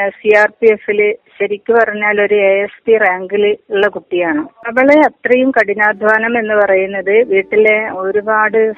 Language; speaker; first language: Malayalam; native; Malayalam